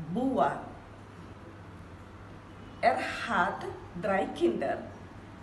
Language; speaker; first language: German; non-native, learner; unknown